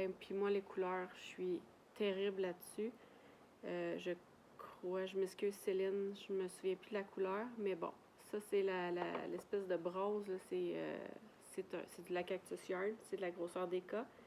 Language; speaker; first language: French; native; French